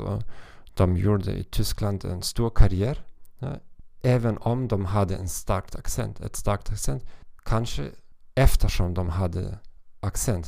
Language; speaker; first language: Swedish; non-native, learner; German